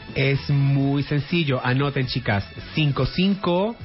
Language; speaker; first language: Spanish; native; Spanish